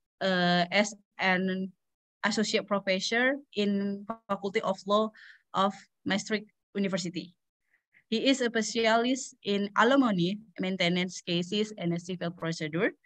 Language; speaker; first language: English; non-native, learner; Indonesian